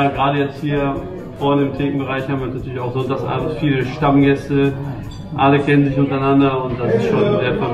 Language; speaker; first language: German; native; German